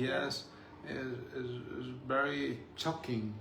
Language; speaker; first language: English; non-native, learner; Spanish